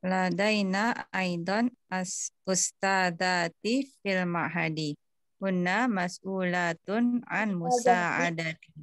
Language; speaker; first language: Arabic; non-native, learner; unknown